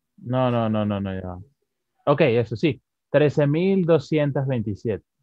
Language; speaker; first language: Spanish; native; Spanish